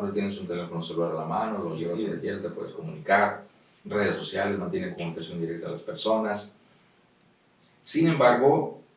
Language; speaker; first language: Spanish; native; Spanish